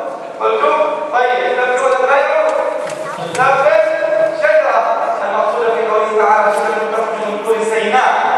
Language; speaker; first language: Arabic; native; Arabic